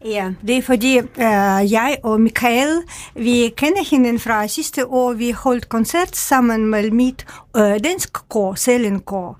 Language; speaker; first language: Danish; non-native, fluent; Ukrainian